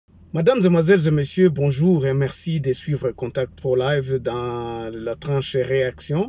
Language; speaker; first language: French; non-native, local second language; Lingala